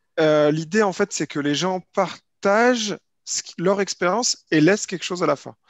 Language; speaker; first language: French; native; French